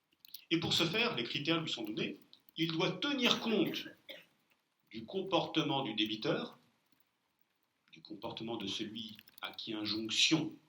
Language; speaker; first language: French; native; French